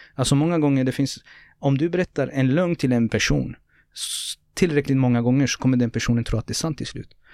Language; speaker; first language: Swedish; native; Swedish